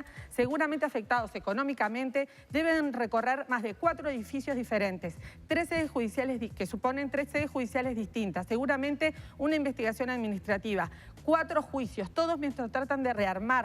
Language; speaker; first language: Spanish; native; Spanish